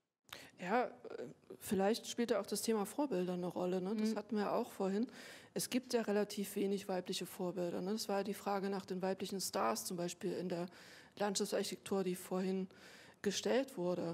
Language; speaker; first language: German; native; German